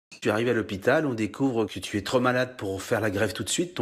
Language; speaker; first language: French; native; French